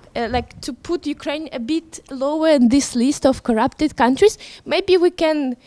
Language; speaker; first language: English; non-native, fluent; Ukrainian